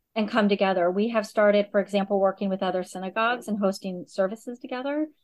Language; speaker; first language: English; native; English